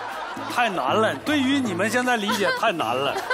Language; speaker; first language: Chinese; native; Chinese